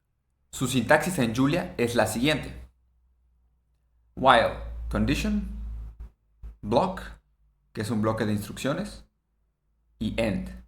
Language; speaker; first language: Spanish; native; Spanish